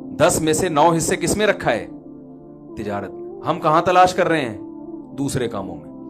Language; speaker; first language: Urdu; native; Urdu